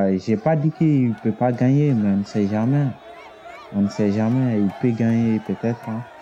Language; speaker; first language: French; non-native, learner; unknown